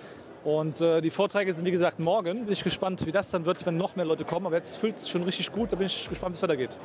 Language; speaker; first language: German; native; German